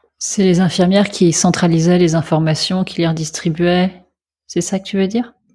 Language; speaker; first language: French; native; French